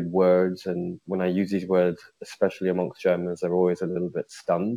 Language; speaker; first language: English; native; English